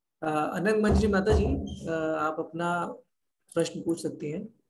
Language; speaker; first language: Hindi; native; Hindi